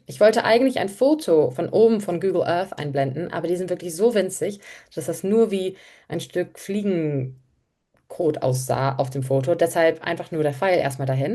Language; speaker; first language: German; native; German